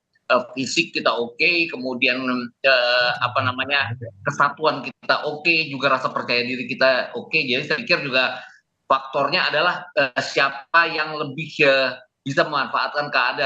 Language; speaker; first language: Indonesian; native; Indonesian